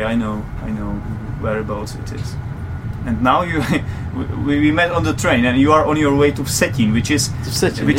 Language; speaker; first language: English; non-native, fluent; Czech